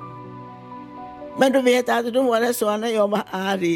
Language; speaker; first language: Swedish; non-native, fluent; Italian